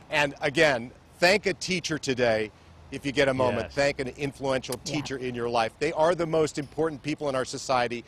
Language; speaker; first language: English; native; English